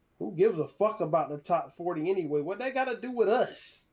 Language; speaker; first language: English; native; English